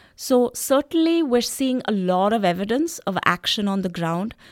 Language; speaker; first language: English; non-native, local second language; Hindi